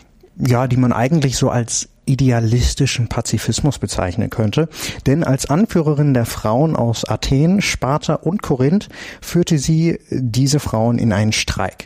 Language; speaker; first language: German; native; German